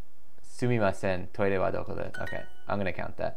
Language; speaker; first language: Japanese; non-native, learner; English